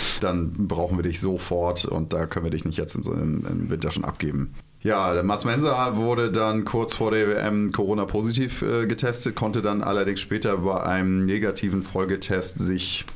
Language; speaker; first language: German; native; German